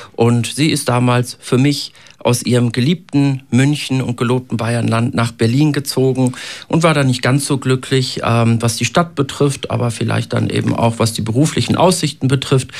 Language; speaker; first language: German; native; German